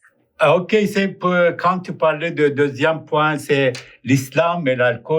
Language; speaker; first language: French; non-native, fluent; Turkish